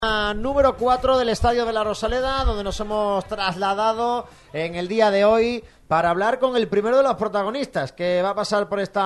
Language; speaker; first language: Spanish; native; Spanish